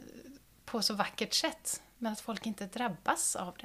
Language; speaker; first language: Swedish; native; Swedish